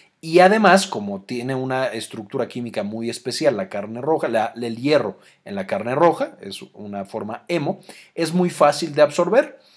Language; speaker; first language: Spanish; native; Spanish